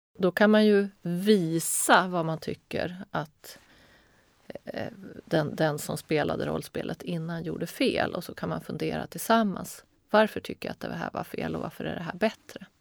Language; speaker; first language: Swedish; native; Swedish